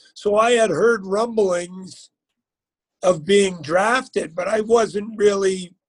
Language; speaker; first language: English; native; English